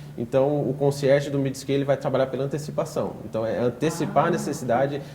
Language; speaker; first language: Portuguese; native; Portuguese